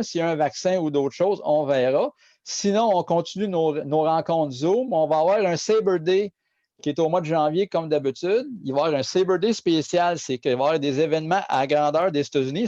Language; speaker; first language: French; native; French